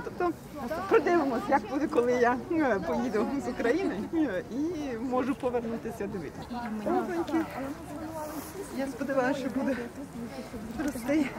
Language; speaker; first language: Ukrainian; non-native, learner; German